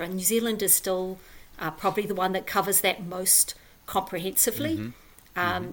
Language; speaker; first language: English; native; English